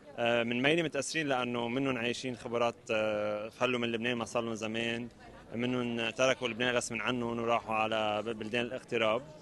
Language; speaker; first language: Arabic; early bilingual, heritage; Arabic